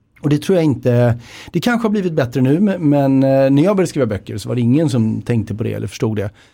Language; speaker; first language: Swedish; native; Swedish